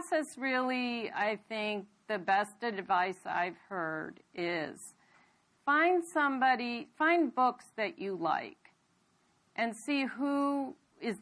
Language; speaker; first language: English; native; English